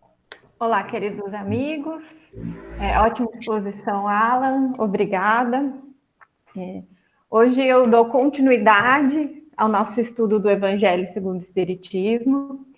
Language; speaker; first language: Portuguese; native; Portuguese